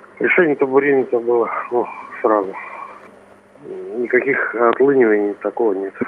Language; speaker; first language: Russian; native; Russian